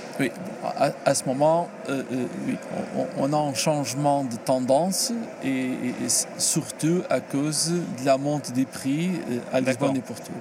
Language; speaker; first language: French; non-native, learner; Portuguese